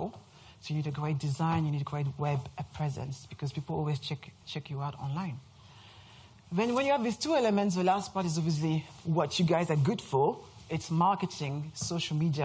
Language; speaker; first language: English; non-native, fluent; French